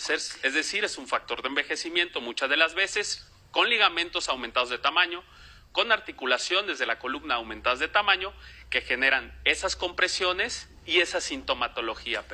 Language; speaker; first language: Spanish; native; Spanish